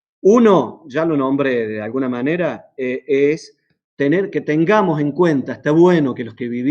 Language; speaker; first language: Spanish; native; Spanish